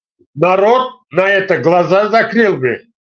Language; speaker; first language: Russian; non-native, local second language; Tajik